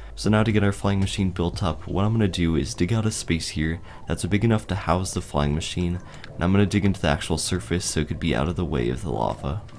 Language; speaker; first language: English; native; English